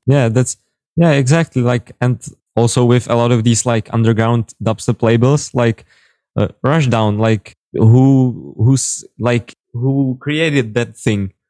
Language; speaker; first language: English; non-native, fluent; Czech